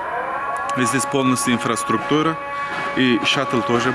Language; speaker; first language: Russian; non-native, learner; Turkish